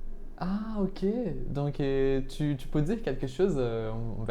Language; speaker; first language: French; non-native, fluent; Portuguese